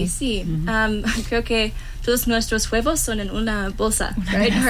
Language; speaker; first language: Spanish; non-native, learner; English